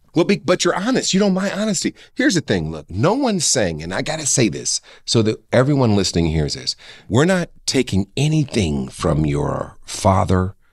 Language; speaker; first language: English; native; English